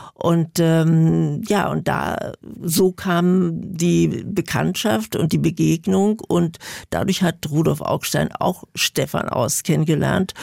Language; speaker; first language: German; native; German